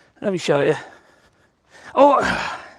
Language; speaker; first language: English; native; English